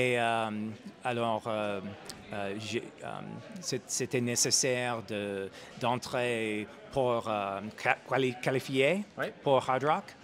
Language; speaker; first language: French; non-native, learner; English